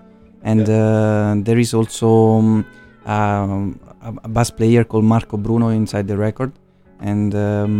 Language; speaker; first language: English; non-native, fluent; Italian